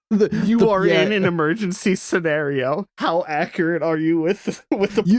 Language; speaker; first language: English; native; English